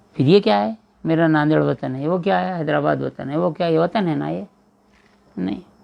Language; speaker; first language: Urdu; native; Urdu